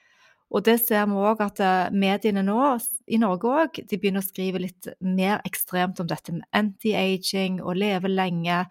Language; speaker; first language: Norwegian; native; Norwegian